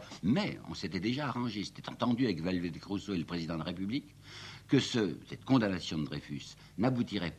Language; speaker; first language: French; native; French